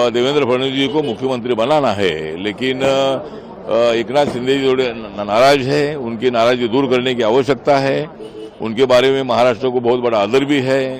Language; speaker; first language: Hindi; non-native, local second language; Marathi